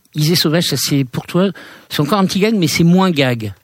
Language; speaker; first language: French; native; French